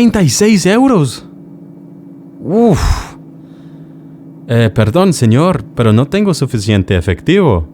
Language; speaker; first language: Spanish; non-native, fluent; English